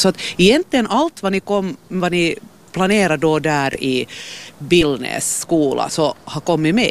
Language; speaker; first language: Swedish; native; Swedish